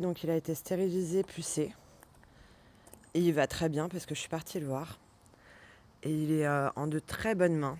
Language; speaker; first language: French; native; French